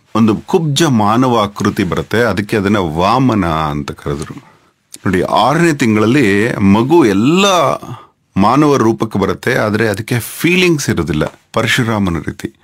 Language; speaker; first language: Kannada; native; Kannada